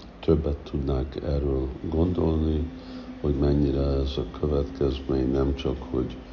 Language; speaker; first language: Hungarian; early bilingual, heritage; Hungarian